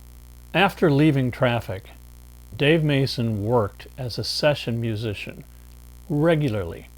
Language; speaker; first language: English; native; English